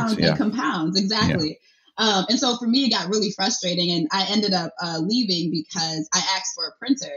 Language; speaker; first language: English; early bilingual, other home language; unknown